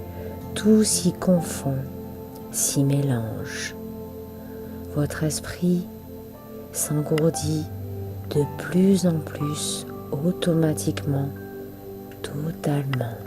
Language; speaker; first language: French; native; French